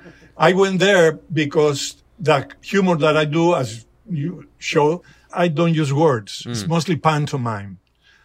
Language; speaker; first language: English; non-native, fluent; Spanish